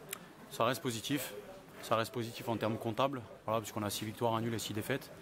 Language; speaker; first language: French; native; French